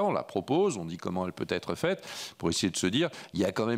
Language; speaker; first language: French; native; French